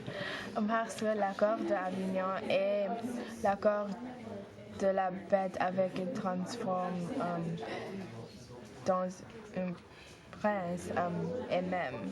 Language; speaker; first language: French; non-native, learner; English